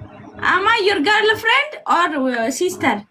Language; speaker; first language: English; non-native, learner; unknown